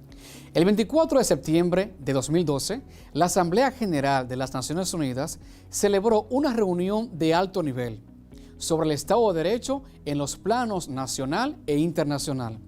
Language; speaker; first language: Spanish; native; Spanish